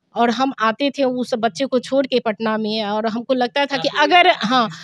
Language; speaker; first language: Hindi; native; Hindi